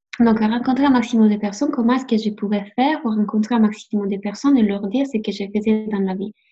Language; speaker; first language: French; non-native, fluent; Italian